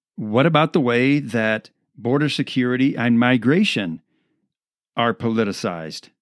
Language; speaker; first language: English; native; English